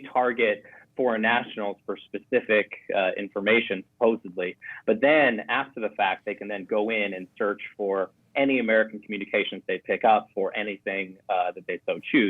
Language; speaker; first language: English; native; English